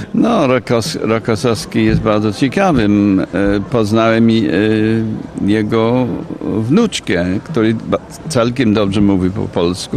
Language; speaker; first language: Polish; non-native, fluent; English